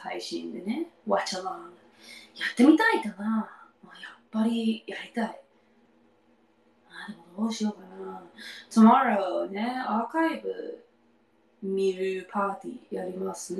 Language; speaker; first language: Japanese; non-native, learner; English